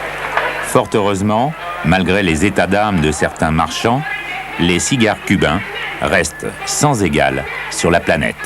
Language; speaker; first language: French; native; French